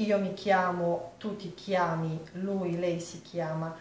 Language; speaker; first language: Italian; non-native, fluent; Polish